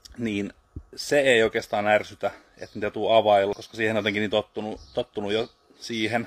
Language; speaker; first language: Finnish; native; Finnish